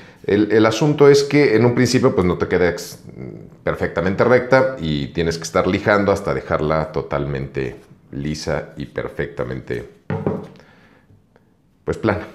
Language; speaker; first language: Spanish; native; Spanish